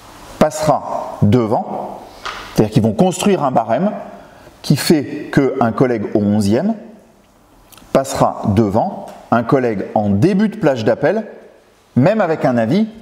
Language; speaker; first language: French; native; French